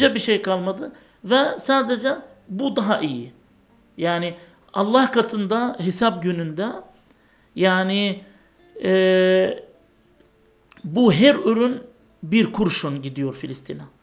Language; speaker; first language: Turkish; non-native, fluent; Arabic